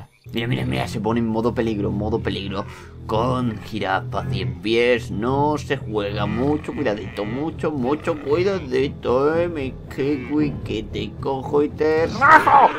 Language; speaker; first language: Spanish; native; Spanish